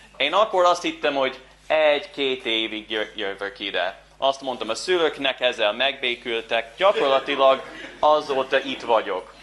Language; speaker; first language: Hungarian; non-native, fluent; English